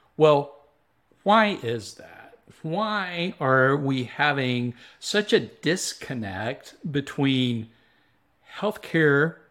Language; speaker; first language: English; native; English